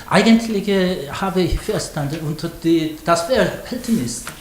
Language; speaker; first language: German; non-native, fluent; Korean